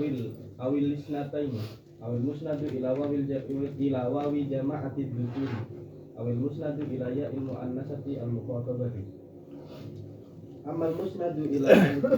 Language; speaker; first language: Arabic; non-native, learner; Indonesian